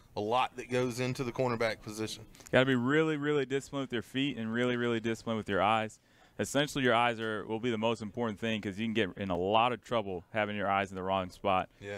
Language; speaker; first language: English; native; English